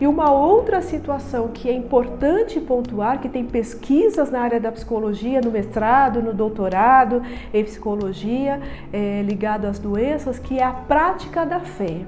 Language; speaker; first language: Portuguese; native; Portuguese